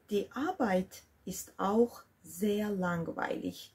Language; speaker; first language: German; non-native, fluent; Georgian